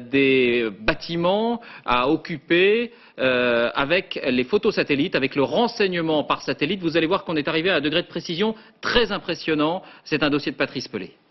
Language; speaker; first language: French; native; French